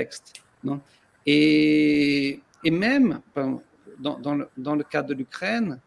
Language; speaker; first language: French; non-native, fluent; Portuguese